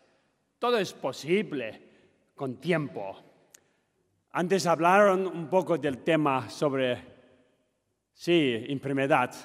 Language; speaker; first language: Spanish; non-native, learner; Tibetan